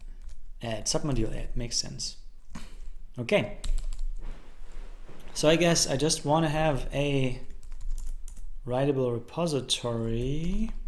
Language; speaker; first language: English; non-native, fluent; German